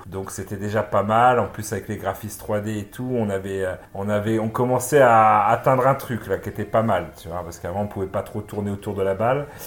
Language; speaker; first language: French; native; French